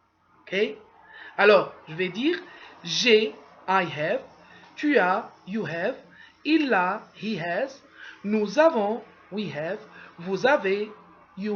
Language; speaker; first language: French; non-native, fluent; Arabic